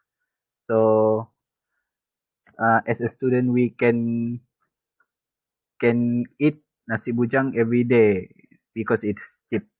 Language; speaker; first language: English; non-native, local second language; Malay